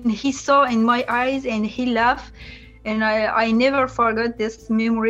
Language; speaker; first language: English; non-native, learner; Persian